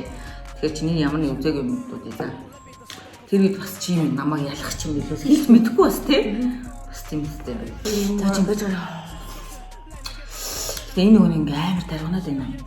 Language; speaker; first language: Mongolian; native; Mongolian